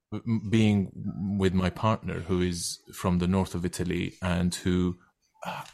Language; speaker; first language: English; non-native, fluent; Turkish